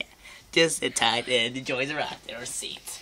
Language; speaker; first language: English; native; English